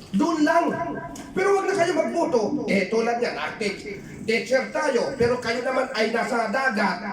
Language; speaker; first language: Filipino; non-native, local second language; Bikol